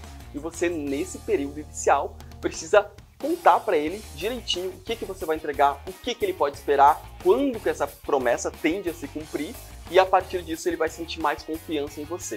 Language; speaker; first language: Portuguese; native; Portuguese